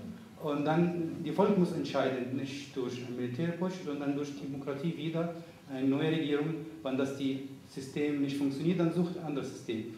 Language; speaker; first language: German; non-native, fluent; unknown